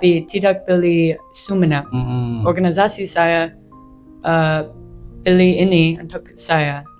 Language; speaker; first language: Indonesian; non-native, learner; English